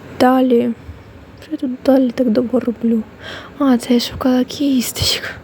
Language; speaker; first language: Ukrainian; non-native, local second language; Russian